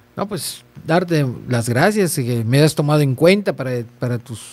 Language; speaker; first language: Spanish; native; Spanish